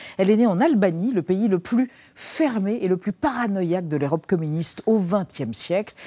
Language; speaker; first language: French; native; French